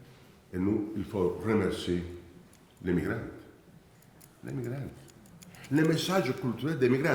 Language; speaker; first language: French; non-native, fluent; Italian